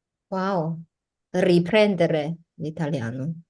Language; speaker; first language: Italian; non-native, learner; Chinese